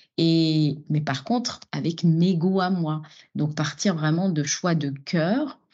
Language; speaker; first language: French; non-native, local second language; Arabic